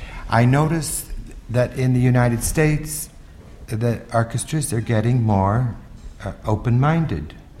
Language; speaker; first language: English; native; English